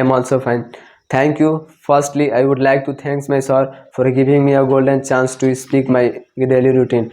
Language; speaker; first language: English; non-native, learner; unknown